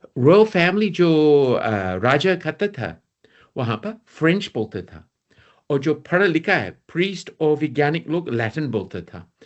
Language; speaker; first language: Hindi; non-native, fluent; English